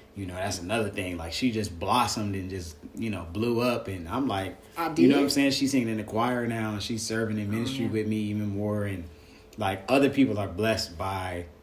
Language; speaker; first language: English; native; English